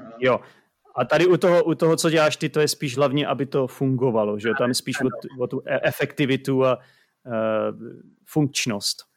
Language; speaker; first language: Czech; native; Czech